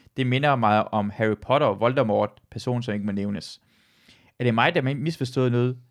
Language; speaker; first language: Danish; early bilingual, other home language; Persian